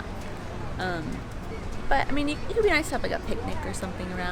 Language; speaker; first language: English; native; English